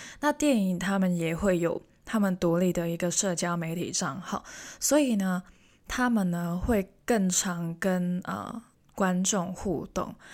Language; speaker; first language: Chinese; non-native, local second language; Cantonese